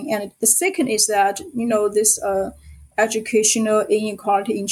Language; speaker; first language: English; non-native, fluent; Chinese